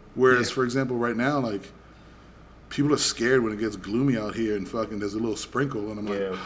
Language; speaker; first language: English; native; English